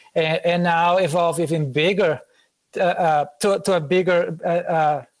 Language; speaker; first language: English; non-native, fluent; Portuguese